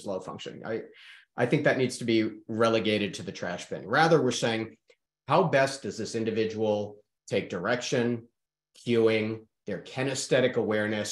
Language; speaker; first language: English; native; English